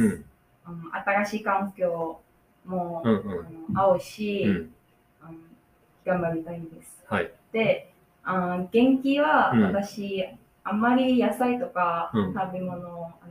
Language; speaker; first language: Japanese; non-native, learner; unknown